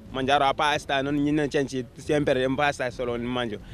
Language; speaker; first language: Italian; non-native, learner; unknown